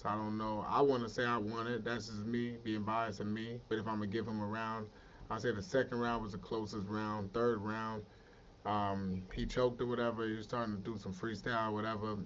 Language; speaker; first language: English; native; English